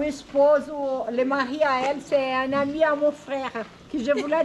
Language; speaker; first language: French; non-native, fluent; Portuguese